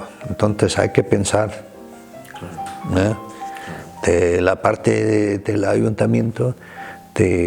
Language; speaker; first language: Spanish; non-native, fluent; German